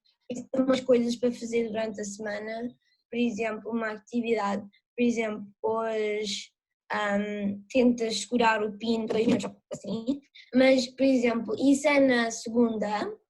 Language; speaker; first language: Portuguese; early bilingual, heritage; Portuguese